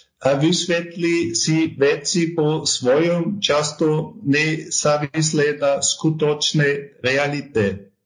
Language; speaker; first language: Slovak; non-native, learner; German